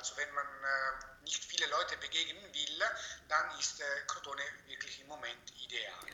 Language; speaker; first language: German; non-native, fluent; Italian